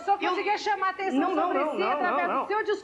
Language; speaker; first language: Portuguese; native; Portuguese